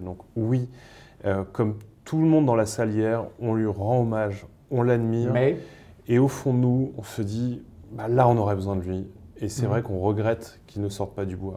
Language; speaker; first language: French; native; French